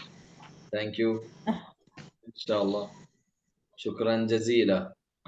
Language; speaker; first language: Arabic; non-native, fluent; Malayalam